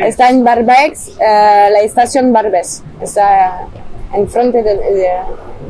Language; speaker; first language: Spanish; non-native, fluent; French